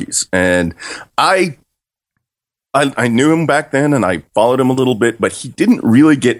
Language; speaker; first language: English; native; English